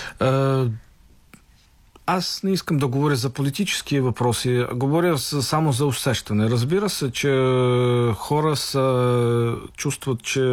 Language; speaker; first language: Bulgarian; non-native, fluent; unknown